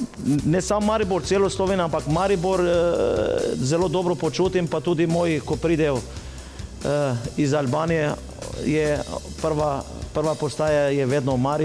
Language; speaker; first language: Slovenian; non-native, fluent; Albanian